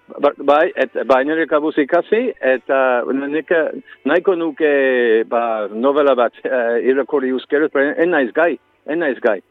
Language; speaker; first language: Basque; non-native, fluent; English